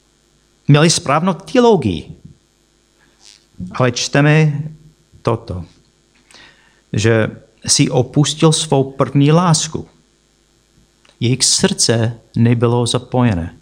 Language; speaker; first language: Czech; non-native, fluent; English